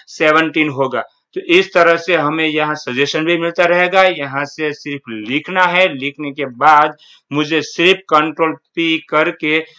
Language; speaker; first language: Hindi; non-native, local second language; Gujarati